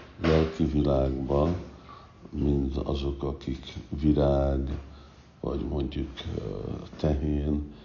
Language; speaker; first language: Hungarian; non-native, fluent; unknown